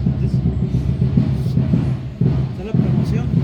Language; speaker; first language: Spanish; non-native, learner; Turkish